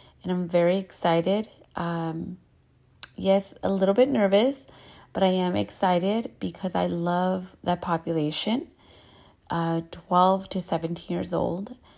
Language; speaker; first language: English; early bilingual, other home language; Spanish